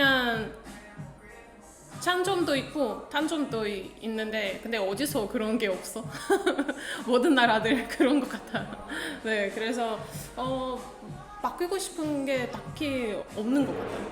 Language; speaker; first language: Korean; non-native, fluent; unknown